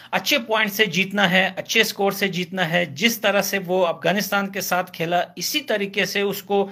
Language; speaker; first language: Urdu; non-native, fluent; Pashto